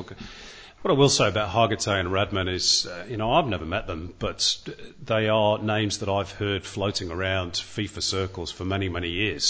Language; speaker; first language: English; native; English